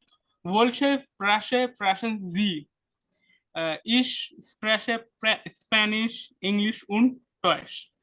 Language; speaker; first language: German; non-native, learner; Bangla